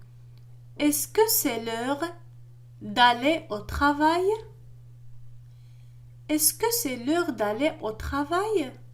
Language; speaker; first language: French; non-native, local second language; Arabic